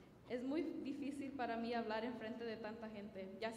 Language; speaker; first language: Spanish; early bilingual, heritage; Spanish